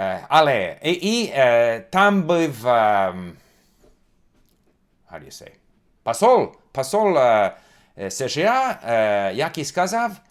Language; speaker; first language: Ukrainian; non-native, learner; English